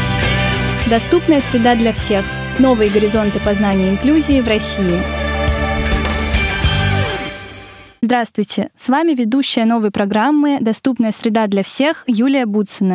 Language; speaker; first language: Russian; native; Russian